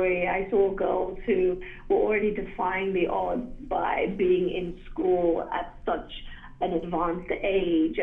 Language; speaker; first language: English; native; English